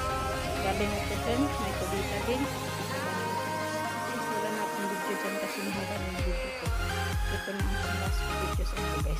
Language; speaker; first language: Filipino; non-native, local second language; Cebuano